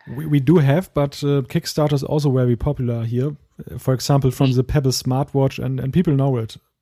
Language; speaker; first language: English; non-native, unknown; German